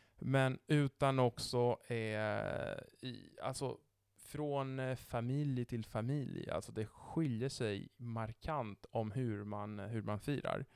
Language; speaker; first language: Swedish; non-native, fluent; Italian